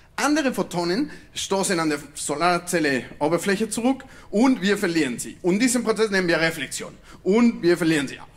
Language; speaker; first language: German; non-native, fluent; Spanish